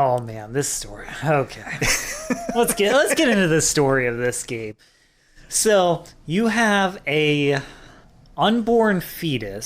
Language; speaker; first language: English; native; English